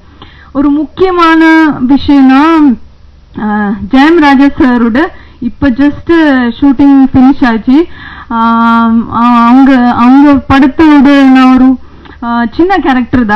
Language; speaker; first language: Tamil; non-native, learner; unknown